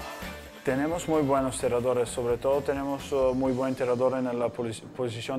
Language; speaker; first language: Spanish; non-native, fluent; Bulgarian